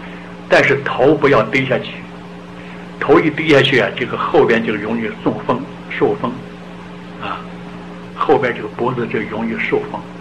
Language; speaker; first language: Chinese; native; Chinese